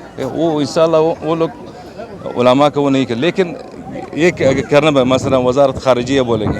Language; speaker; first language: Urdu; non-native, learner; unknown